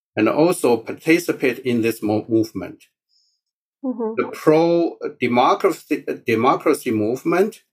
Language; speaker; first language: English; non-native, learner; Chinese